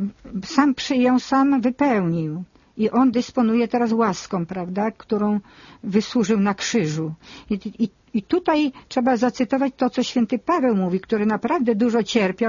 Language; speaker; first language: Polish; native; Polish